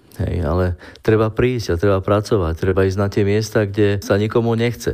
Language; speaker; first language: Slovak; non-native, local second language; Romany